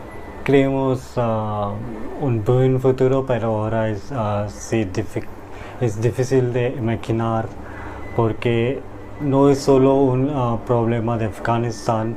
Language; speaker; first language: Spanish; non-native, learner; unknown